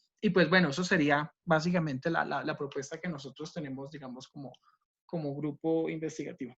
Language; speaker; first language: Spanish; native; Spanish